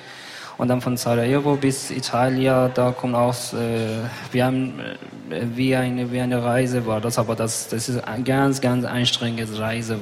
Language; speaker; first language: German; non-native, learner; Persian